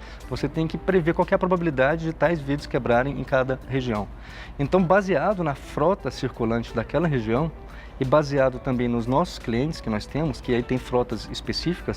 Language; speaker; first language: Portuguese; native; Portuguese